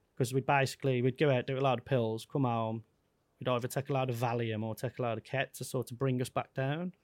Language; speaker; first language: English; native; English